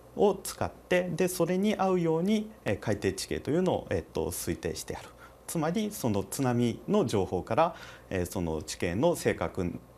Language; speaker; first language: Japanese; native; Japanese